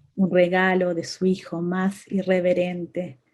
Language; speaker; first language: Spanish; native; Spanish